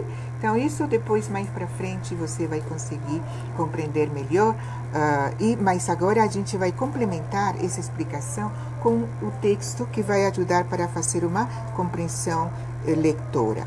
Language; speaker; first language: Portuguese; non-native, fluent; Spanish